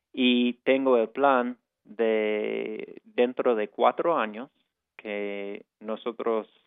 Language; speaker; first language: Spanish; non-native, fluent; English